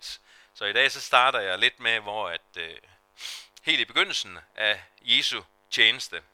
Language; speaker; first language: Danish; native; Danish